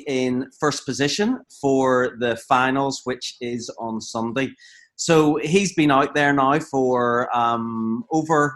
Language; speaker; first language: English; native; English